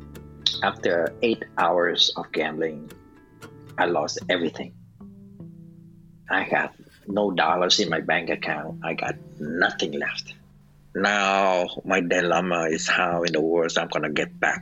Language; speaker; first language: English; non-native, fluent; Vietnamese